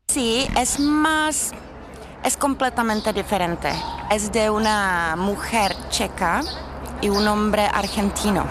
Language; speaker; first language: Spanish; non-native, fluent; Czech